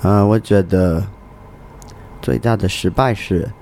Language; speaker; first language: Chinese; non-native, learner; English